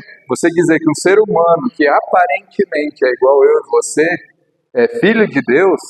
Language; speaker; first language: Portuguese; native; Portuguese